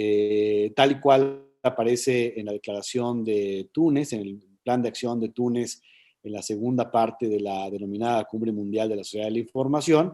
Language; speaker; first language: Spanish; native; Spanish